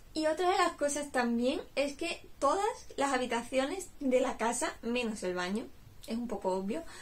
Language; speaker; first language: Spanish; native; Spanish